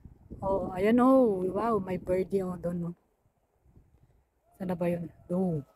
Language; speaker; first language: Filipino; native; Filipino